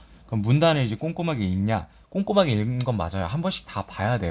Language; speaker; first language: Korean; native; Korean